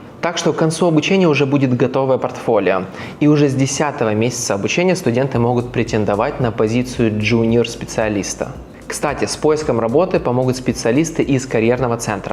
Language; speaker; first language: Russian; native; Russian